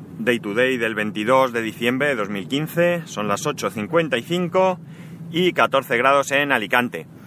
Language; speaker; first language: Spanish; native; Spanish